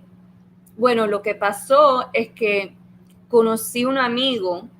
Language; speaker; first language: Spanish; early bilingual, heritage; Spanish